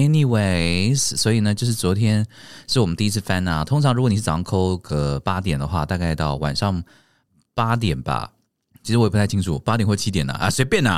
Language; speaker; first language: Chinese; native; Chinese